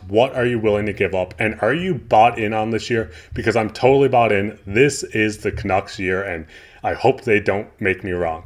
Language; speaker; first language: English; native; English